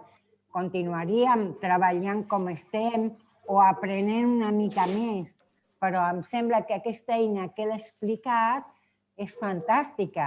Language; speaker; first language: Catalan; non-native, learner; Spanish